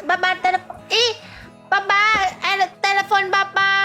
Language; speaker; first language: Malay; non-native, learner; Vietnamese